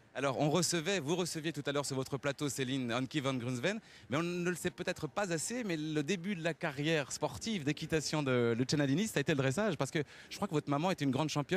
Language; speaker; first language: French; native; French